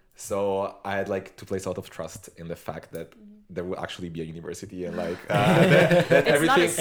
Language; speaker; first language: English; non-native, fluent; Italian